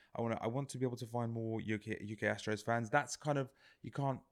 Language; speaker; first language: English; native; English